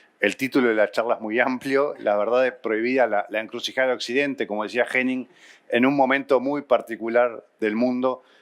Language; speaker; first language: Spanish; native; Spanish